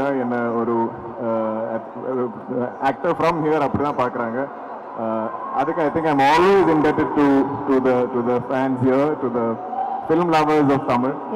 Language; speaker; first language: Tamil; non-native, local second language; Malayalam